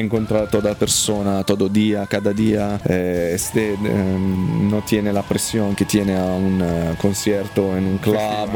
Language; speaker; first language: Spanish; non-native, learner; Italian